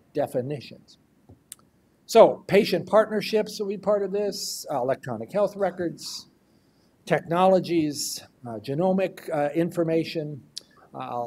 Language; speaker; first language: English; native; English